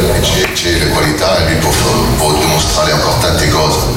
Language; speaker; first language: Italian; non-native, learner; French